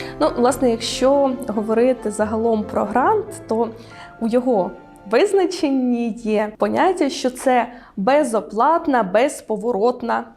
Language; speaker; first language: Ukrainian; native; Ukrainian